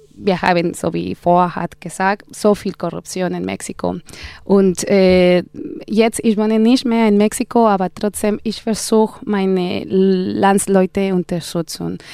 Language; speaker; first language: German; non-native, learner; Spanish